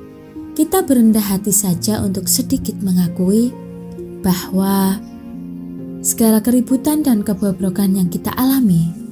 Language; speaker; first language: Indonesian; native; Indonesian